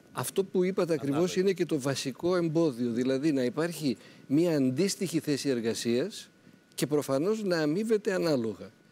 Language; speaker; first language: Greek; native; Greek